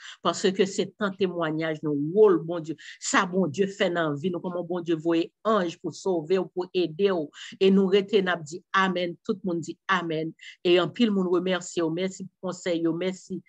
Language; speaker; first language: French; non-native, local second language; Haitian Creole